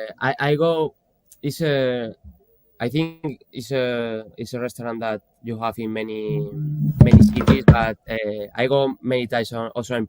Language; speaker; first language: English; non-native, fluent; Spanish